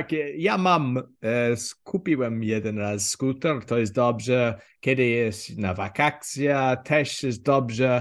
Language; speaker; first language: Polish; non-native, learner; English